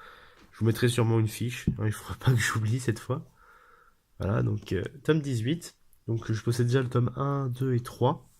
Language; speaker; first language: French; native; French